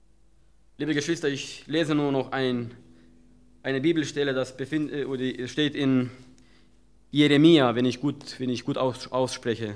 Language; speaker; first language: German; non-native, fluent; Romanian